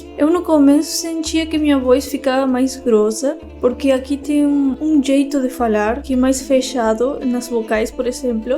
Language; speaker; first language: Portuguese; non-native, fluent; Spanish